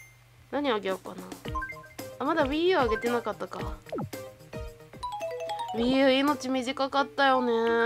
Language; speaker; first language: Japanese; native; Japanese